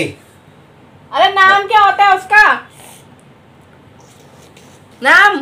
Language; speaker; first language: Hindi; native; Hindi